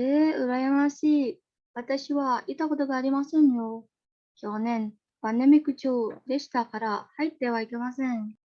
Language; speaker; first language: Japanese; non-native, learner; Indonesian